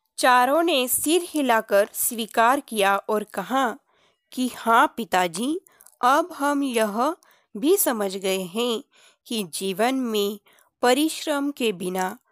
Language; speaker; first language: Hindi; non-native, local second language; Marathi